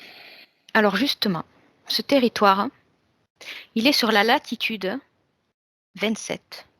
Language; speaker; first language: French; native; French